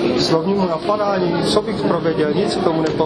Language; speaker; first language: Czech; non-native, fluent; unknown